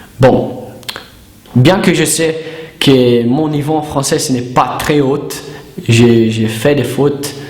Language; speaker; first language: French; non-native, learner; Italian